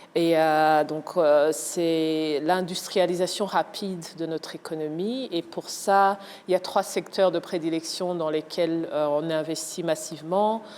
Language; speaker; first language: French; early bilingual, other home language; Kinyarwanda